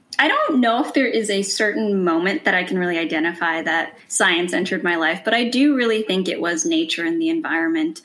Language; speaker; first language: English; native; English